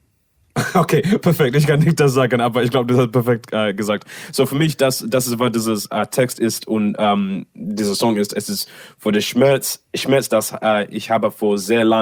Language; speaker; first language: German; non-native, learner; English